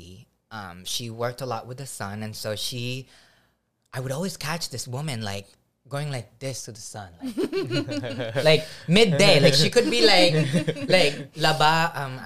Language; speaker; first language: English; early bilingual, other home language; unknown